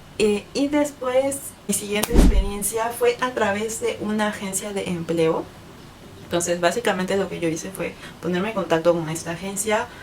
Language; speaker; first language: Spanish; native; Spanish